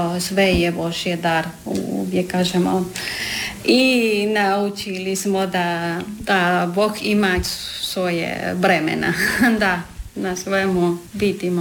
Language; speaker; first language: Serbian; non-native, learner; Spanish